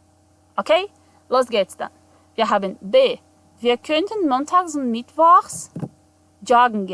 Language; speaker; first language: German; non-native, fluent; Portuguese